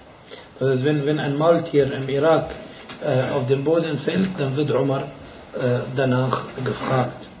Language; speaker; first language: German; non-native, fluent; Arabic